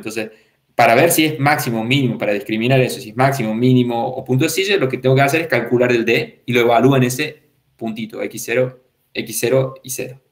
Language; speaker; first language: Spanish; native; Spanish